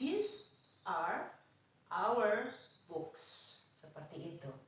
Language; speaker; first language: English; non-native, fluent; Indonesian